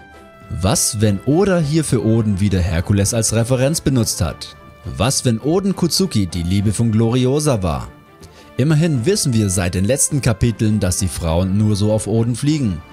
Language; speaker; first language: German; native; German